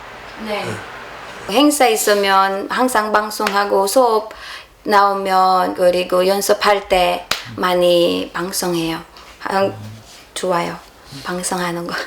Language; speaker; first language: Korean; non-native, learner; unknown